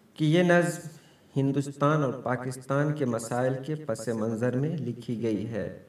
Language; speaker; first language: Urdu; native; Urdu